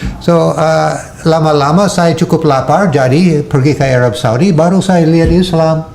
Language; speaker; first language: Indonesian; non-native, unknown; English